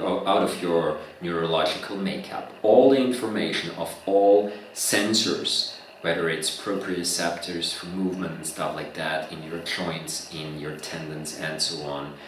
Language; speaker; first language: English; non-native, fluent; German